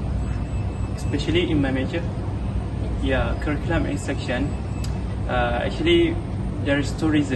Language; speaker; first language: English; non-native, fluent; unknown